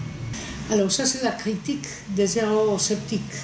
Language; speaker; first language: French; non-native, fluent; Greek